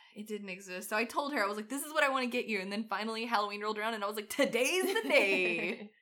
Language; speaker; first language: English; native; English